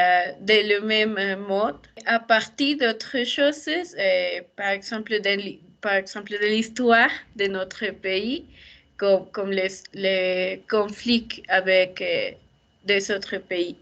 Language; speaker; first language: French; non-native, learner; Spanish